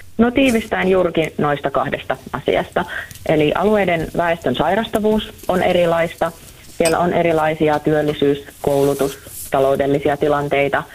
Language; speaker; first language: Finnish; native; Finnish